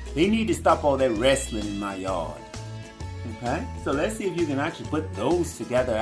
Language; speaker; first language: English; native; English